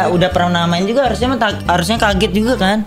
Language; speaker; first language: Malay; non-native, local second language; Sundanese